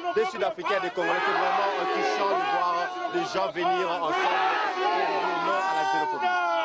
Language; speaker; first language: French; non-native, local second language; Lingala